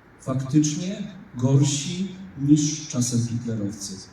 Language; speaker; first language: Polish; native; Polish